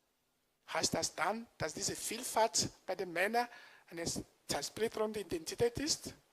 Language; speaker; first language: German; non-native, fluent; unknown